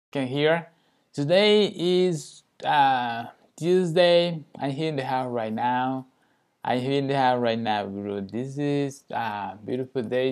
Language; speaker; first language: English; non-native, learner; Spanish